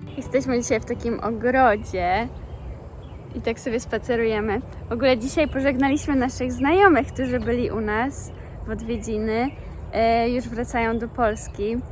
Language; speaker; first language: Polish; native; Polish